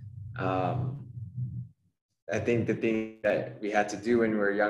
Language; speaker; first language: English; native; English